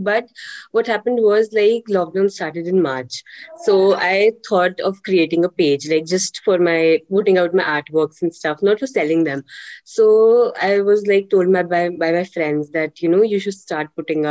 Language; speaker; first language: English; non-native, local second language; Hindi